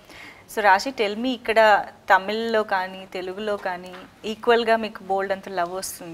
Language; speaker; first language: Telugu; native; Telugu